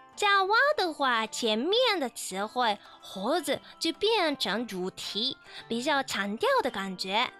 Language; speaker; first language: Chinese; non-native, learner; Japanese